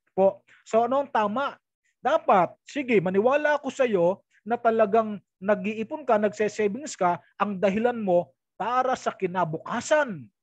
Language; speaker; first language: Filipino; native; Filipino